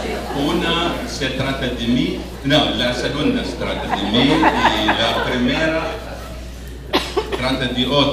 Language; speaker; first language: Spanish; non-native, fluent; Arabic